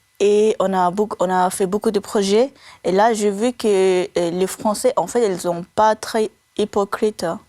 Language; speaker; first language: French; non-native, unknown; Tibetan